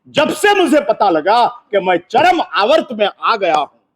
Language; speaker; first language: Hindi; non-native, local second language; Gujarati